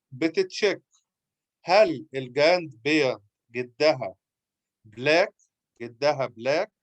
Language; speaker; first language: Arabic; native; Arabic